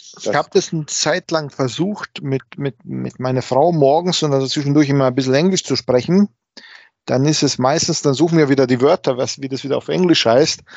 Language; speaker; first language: German; early bilingual, other home language; Croatian